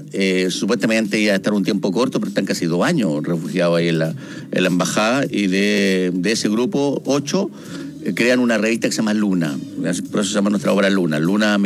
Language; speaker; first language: Spanish; native; Spanish